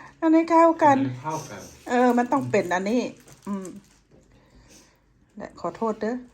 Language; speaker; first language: Thai; native; Thai